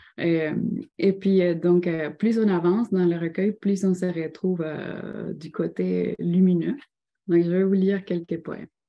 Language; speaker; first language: French; non-native, fluent; Spanish